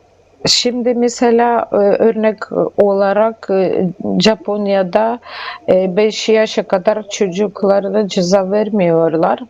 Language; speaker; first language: Turkish; non-native, learner; Russian